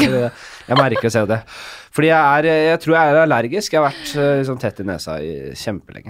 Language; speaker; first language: Norwegian; native; Norwegian